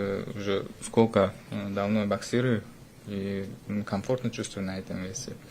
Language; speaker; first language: Russian; non-native, fluent; Uzbek